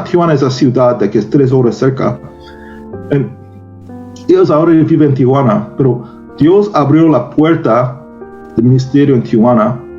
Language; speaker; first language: Spanish; non-native, learner; Korean